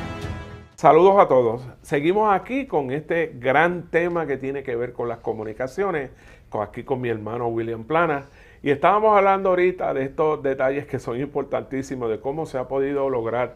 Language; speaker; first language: Spanish; native; Spanish